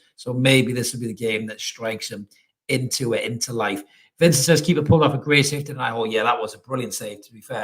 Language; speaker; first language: English; native; English